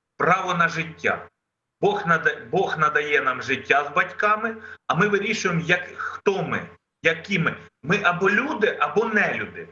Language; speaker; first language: Ukrainian; non-native, local second language; Russian